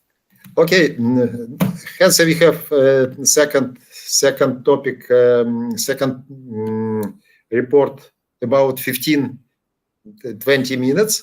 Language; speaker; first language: English; non-native, learner; Ukrainian